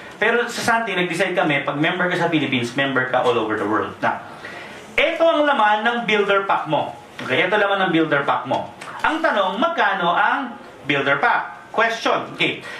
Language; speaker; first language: Filipino; native; Filipino